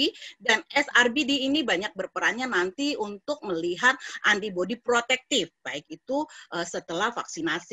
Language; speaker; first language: Indonesian; native; Indonesian